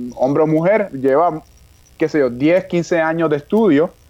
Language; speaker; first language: Spanish; native; Spanish